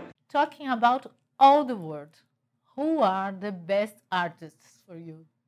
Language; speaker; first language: English; non-native, learner; Portuguese